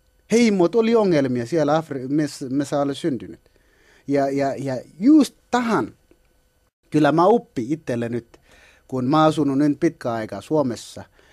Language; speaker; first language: Finnish; non-native, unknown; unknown